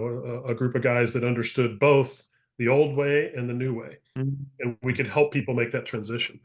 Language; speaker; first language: English; native; English